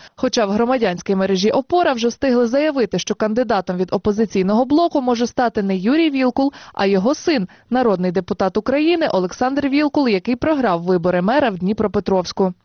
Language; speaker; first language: Ukrainian; native; Ukrainian